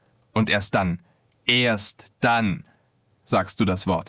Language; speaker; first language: German; non-native, fluent; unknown